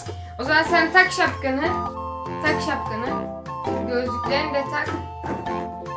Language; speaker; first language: Turkish; native; Turkish